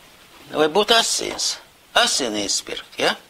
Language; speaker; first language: Latvian; non-native, local second language; Russian